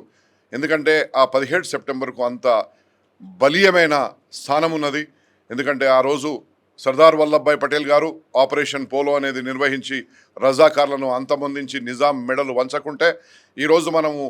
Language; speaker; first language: Telugu; native; Telugu